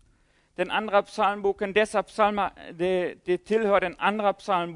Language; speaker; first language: Swedish; non-native, fluent; German